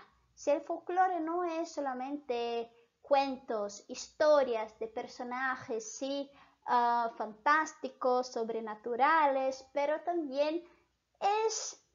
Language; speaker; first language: Spanish; non-native, fluent; Portuguese